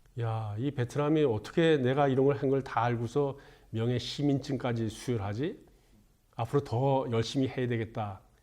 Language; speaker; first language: Korean; native; Korean